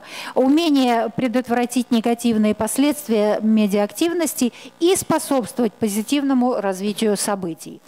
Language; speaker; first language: Russian; native; Russian